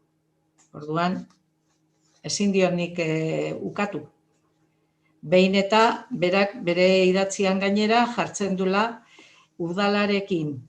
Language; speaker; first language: Basque; non-native, local second language; Spanish